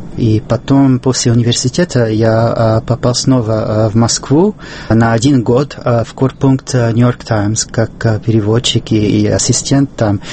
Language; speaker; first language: Russian; non-native, fluent; English